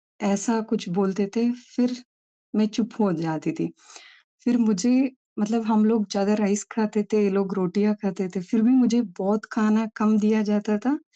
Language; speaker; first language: Hindi; non-native, local second language; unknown